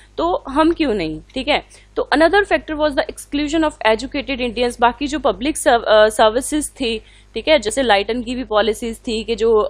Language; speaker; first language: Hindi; non-native, local second language; Punjabi